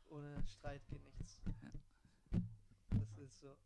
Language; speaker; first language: German; non-native, fluent; Italian